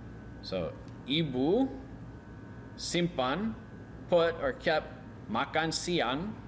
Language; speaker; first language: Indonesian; non-native, learner; English